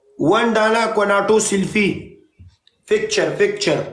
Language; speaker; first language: Arabic; non-native, learner; Pashto